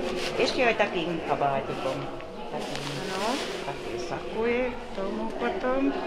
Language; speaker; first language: Slovak; non-native, local second language; Hungarian